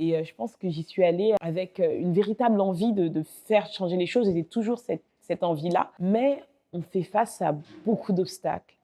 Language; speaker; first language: French; early bilingual, other home language; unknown